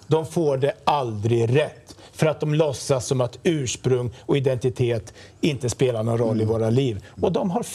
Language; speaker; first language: Swedish; native; Swedish